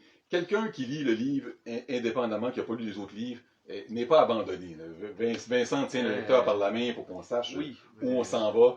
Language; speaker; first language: French; native; French